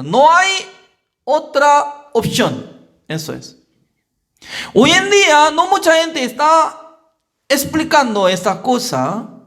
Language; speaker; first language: Spanish; non-native, learner; Korean